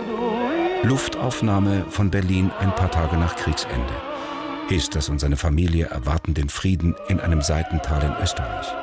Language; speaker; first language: German; native; German